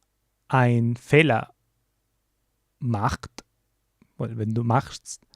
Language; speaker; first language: German; non-native, learner; English